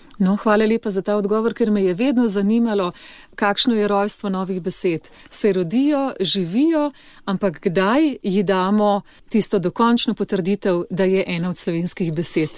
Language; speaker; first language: Slovenian; native; Slovenian